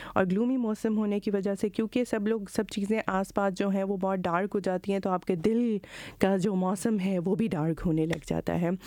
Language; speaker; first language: Urdu; non-native, local second language; Punjabi